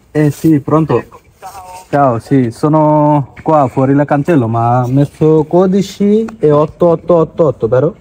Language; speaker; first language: Italian; non-native, learner; Bangla